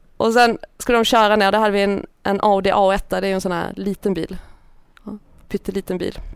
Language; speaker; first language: Swedish; native; Swedish